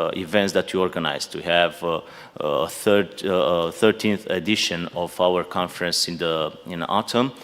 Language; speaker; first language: English; non-native, fluent; Romanian